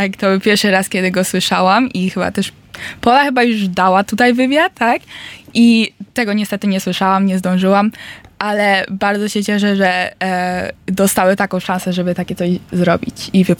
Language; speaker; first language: Polish; early bilingual, heritage; Polish